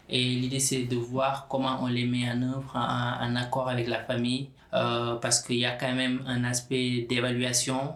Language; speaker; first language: French; non-native, local second language; Wolof